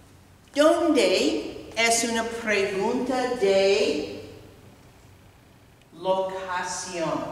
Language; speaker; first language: Spanish; non-native, fluent; English